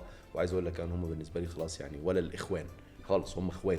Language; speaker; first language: Arabic; native; Arabic